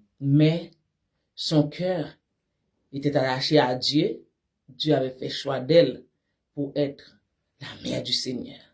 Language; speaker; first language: French; non-native, local second language; Haitian Creole